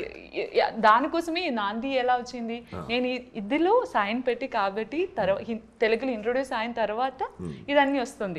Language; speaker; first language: Telugu; non-native, learner; Malayalam